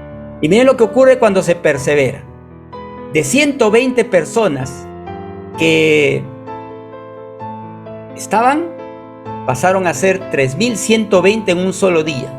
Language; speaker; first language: Spanish; native; Spanish